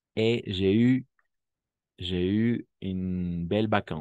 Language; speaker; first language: French; non-native, fluent; Spanish